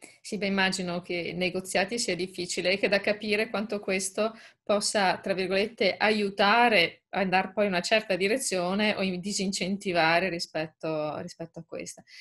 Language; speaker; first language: Italian; native; Italian